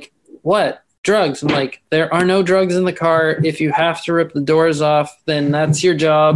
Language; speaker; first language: English; native; English